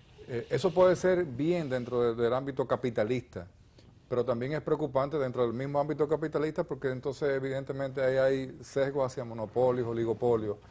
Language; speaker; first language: Spanish; native; Spanish